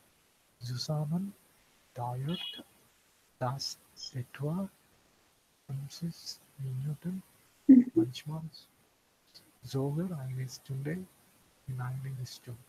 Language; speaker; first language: German; non-native, learner; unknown